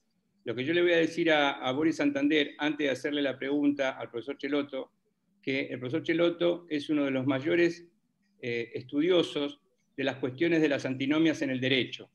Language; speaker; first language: Spanish; native; Spanish